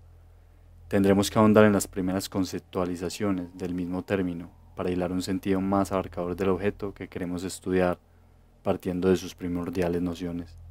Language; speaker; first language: Spanish; native; Spanish